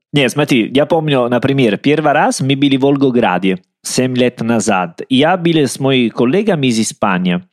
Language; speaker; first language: Russian; non-native, learner; Italian